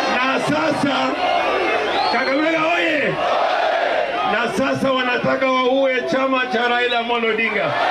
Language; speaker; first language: Swahili; non-native, local second language; Luo (Kenya and Tanzania)